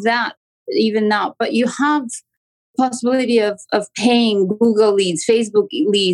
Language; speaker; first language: English; non-native, fluent; Romanian